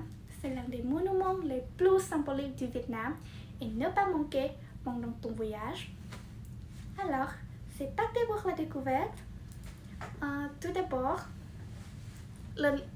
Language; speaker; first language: French; non-native, fluent; Vietnamese